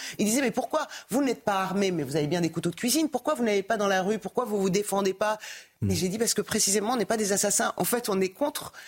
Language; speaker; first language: French; early bilingual, other home language; Persian